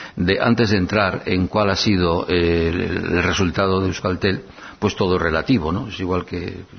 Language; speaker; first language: Spanish; non-native, local second language; Basque